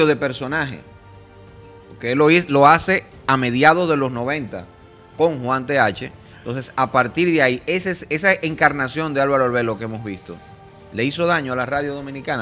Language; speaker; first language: Spanish; native; Spanish